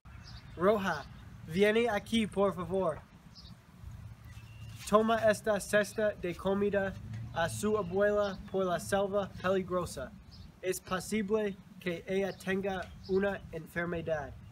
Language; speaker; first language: Spanish; non-native, learner; English